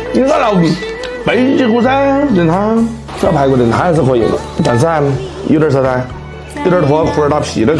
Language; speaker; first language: Chinese; native; Chinese